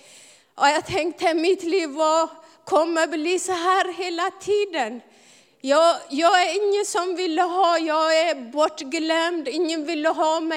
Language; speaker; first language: Swedish; non-native, fluent; Amharic